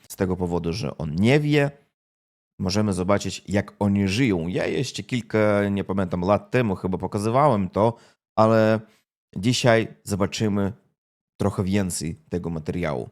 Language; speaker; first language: Polish; non-native, fluent; Russian